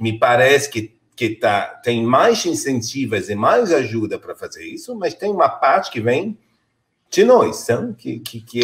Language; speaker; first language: Portuguese; non-native, fluent; French